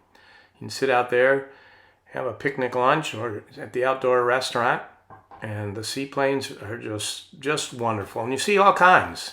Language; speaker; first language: English; native; English